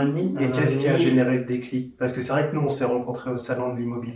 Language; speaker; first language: French; native; French